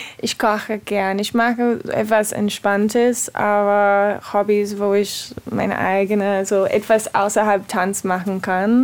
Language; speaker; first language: German; non-native, fluent; English